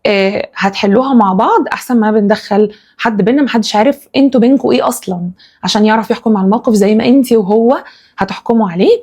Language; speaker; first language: Arabic; native; Arabic